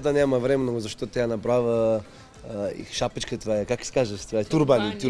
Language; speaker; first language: Bulgarian; non-native, learner; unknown